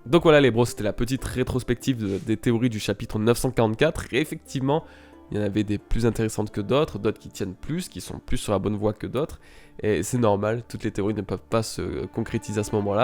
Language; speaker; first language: French; native; French